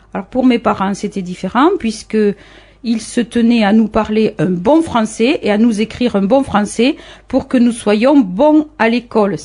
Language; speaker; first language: French; native; French